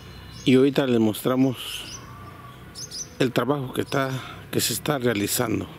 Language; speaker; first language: Spanish; native; Spanish